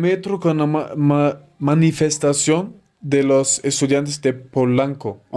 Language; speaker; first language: Spanish; non-native, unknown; German